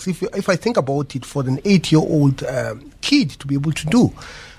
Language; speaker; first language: English; non-native, local second language; Venda